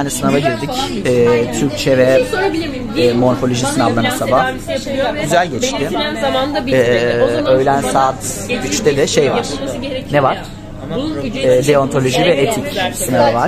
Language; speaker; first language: Turkish; native; Turkish